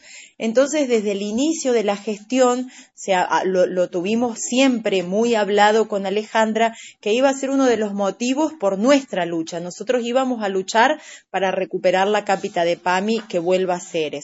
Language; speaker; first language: Spanish; native; Spanish